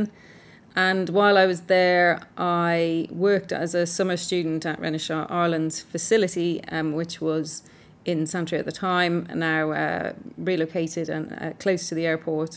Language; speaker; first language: English; native; English